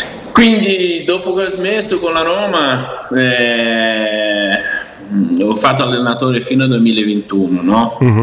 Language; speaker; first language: Italian; non-native, fluent; Portuguese